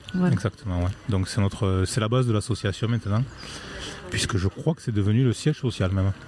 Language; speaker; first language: French; native; French